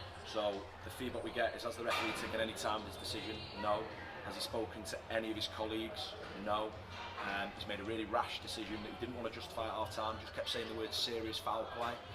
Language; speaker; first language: English; native; English